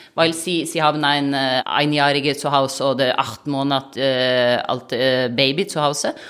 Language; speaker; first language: German; non-native, fluent; Norwegian